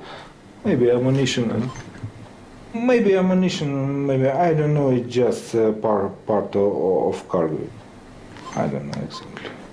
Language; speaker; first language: English; non-native, learner; Russian